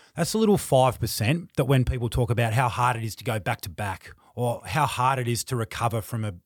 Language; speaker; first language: English; native; English